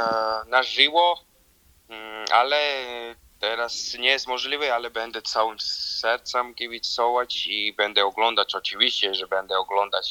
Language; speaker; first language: Polish; non-native, learner; Georgian